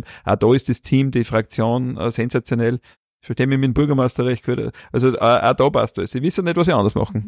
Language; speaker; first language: German; native; German